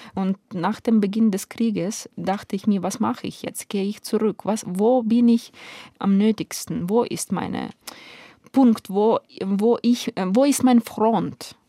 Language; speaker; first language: German; non-native, fluent; Ukrainian